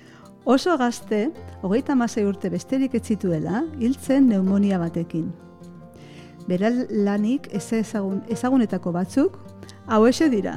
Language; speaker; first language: Basque; native; Basque